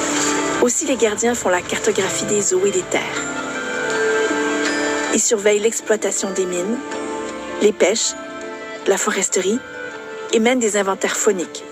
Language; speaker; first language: French; native; French